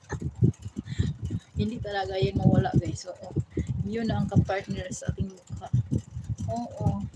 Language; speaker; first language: Filipino; non-native, local second language; Cebuano